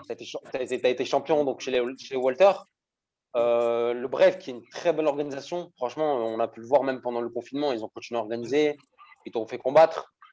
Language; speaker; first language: French; native; French